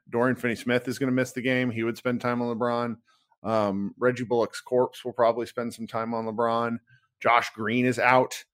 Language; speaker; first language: English; native; English